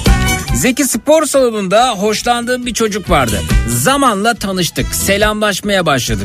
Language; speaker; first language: Turkish; native; Turkish